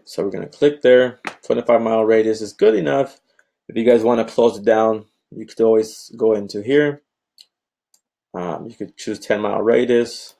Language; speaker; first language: English; native; English